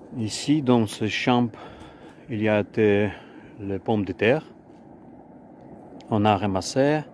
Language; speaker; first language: French; non-native, learner; Ukrainian